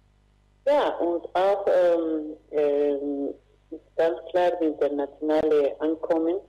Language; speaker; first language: German; non-native, learner; Spanish